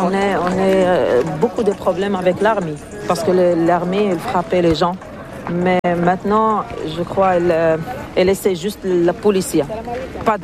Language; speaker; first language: French; non-native, learner; Arabic